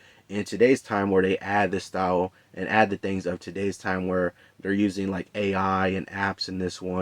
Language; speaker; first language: English; native; English